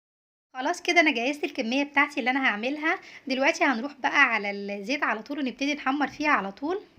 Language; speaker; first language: Arabic; native; Arabic